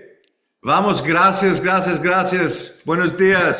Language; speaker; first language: Spanish; non-native, learner; English